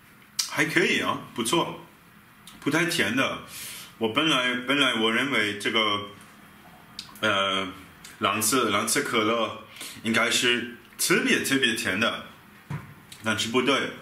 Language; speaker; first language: Chinese; non-native, fluent; German